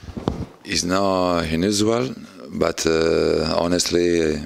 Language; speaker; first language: English; non-native, learner; Italian